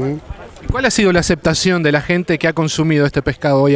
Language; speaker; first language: Spanish; native; Spanish